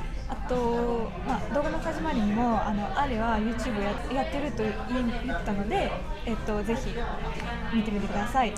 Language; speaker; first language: Japanese; non-native, fluent; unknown